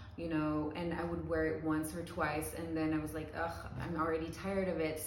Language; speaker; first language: English; early bilingual, heritage; English